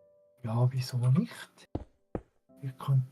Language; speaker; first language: German; non-native, fluent; French